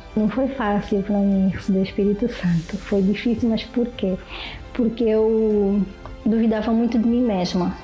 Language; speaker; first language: Portuguese; native; Portuguese